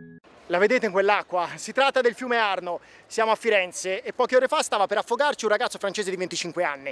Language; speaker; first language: Italian; native; Italian